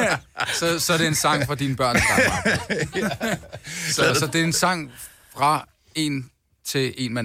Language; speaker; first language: Danish; native; Danish